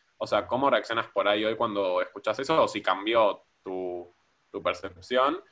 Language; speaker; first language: Spanish; native; Spanish